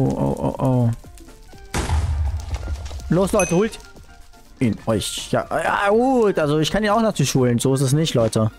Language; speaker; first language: German; native; German